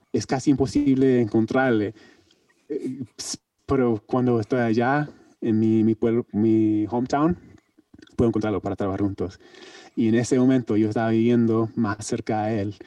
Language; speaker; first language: Spanish; non-native, learner; English